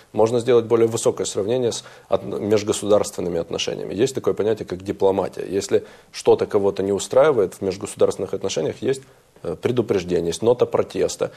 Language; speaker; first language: Russian; native; Russian